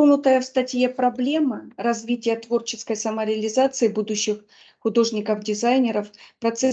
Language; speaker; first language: Russian; native; Russian